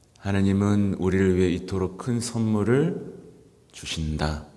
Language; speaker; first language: Korean; native; Korean